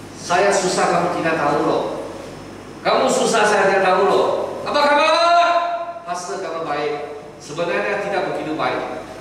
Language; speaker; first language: Malay; non-native, local second language; Chinese